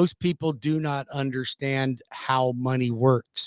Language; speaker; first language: English; native; English